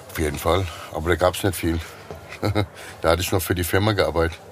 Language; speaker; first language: German; native; German